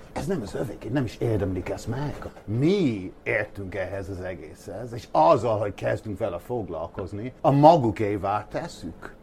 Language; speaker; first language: Hungarian; non-native, fluent; English